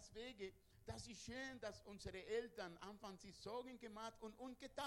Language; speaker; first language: German; non-native, learner; Spanish